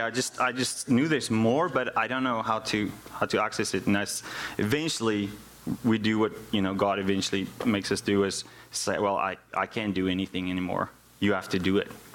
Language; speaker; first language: English; non-native, local second language; Afrikaans